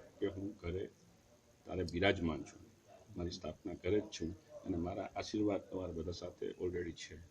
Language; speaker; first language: Gujarati; native; Gujarati